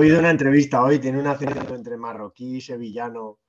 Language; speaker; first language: Spanish; native; Spanish